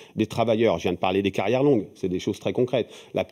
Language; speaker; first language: French; native; French